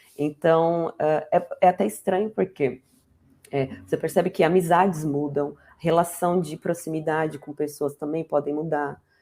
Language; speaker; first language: Portuguese; native; Portuguese